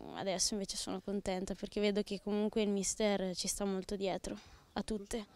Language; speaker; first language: Italian; native; Italian